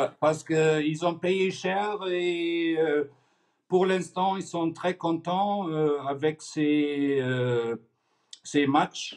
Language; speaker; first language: French; non-native, fluent; German